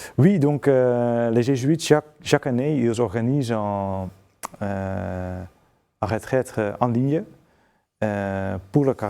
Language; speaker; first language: French; non-native, fluent; Dutch